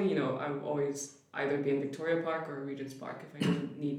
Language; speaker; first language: English; non-native, local second language; Cantonese